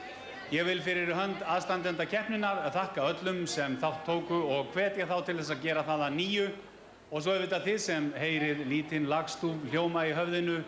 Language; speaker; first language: Icelandic; native; Icelandic